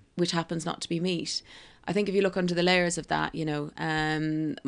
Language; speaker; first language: English; native; English